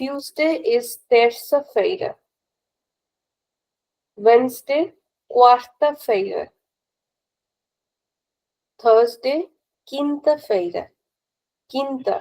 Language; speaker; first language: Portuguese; non-native, fluent; Hindi